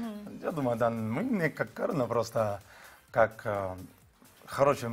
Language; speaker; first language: Russian; non-native, learner; Spanish